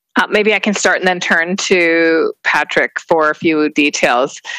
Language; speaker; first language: English; native; English